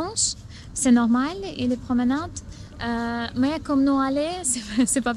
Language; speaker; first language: French; non-native, learner; Ukrainian